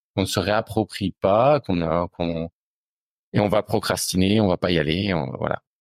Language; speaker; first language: French; native; French